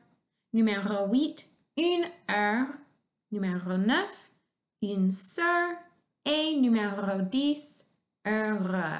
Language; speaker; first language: French; non-native, fluent; English